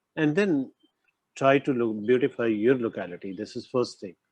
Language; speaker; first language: English; non-native, local second language; Punjabi